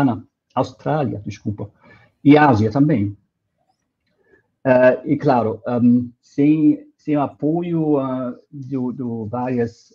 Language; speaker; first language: Portuguese; non-native, fluent; German